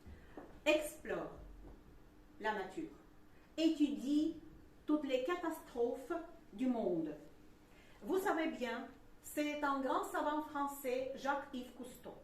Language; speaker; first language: French; non-native, fluent; Russian